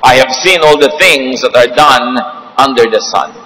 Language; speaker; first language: English; non-native, local second language; Filipino